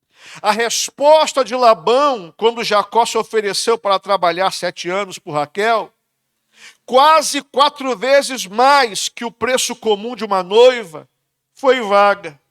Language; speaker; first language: Portuguese; native; Portuguese